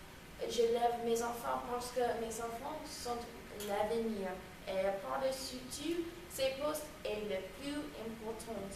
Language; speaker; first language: French; non-native, learner; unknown